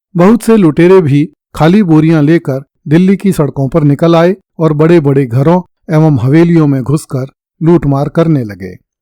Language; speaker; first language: Hindi; native; Hindi